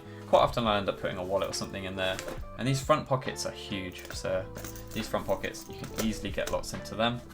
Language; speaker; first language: English; native; English